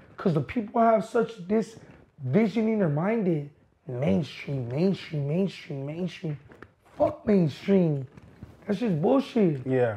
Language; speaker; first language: English; native; English